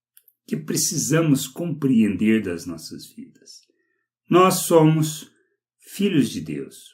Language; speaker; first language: Portuguese; native; Portuguese